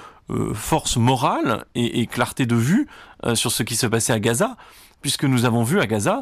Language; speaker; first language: French; native; French